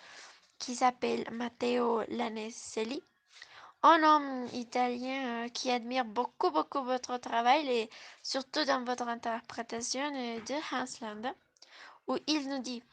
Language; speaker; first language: French; non-native, learner; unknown